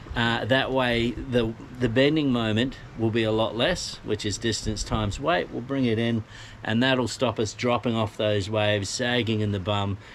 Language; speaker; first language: English; native; English